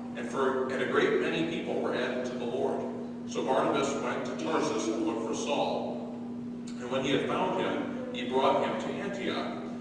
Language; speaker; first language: English; native; English